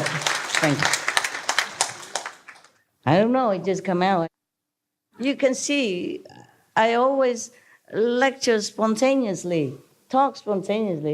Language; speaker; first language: English; non-native, fluent; Vietnamese